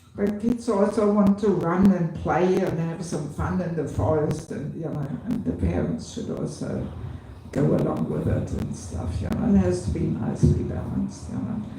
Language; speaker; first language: English; non-native, fluent; German